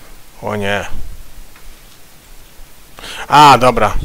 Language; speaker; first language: Polish; native; Polish